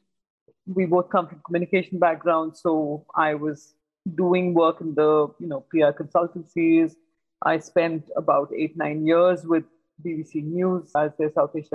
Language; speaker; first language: English; non-native, local second language; Hindi